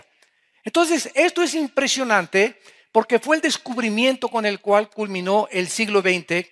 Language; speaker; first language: Spanish; native; Spanish